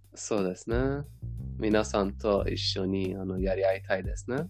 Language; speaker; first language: Japanese; non-native, fluent; Persian